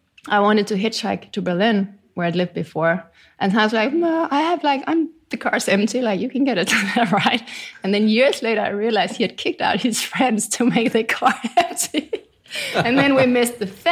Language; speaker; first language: English; non-native, fluent; Danish